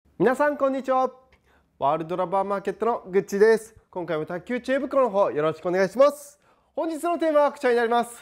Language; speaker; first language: Japanese; native; Japanese